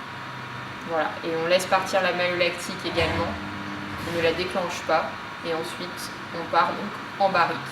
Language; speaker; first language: French; native; French